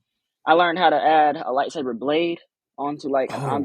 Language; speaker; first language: English; native; English